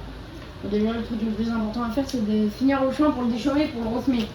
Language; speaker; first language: French; native; French